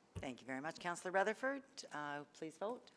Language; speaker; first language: English; native; English